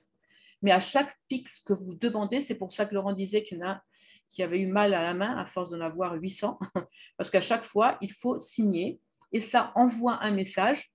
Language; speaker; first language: French; native; French